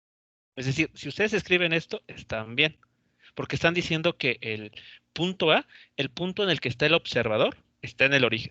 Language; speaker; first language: Spanish; native; Spanish